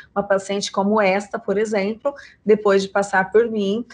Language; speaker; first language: Portuguese; native; Portuguese